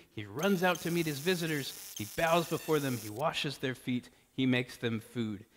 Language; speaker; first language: English; native; English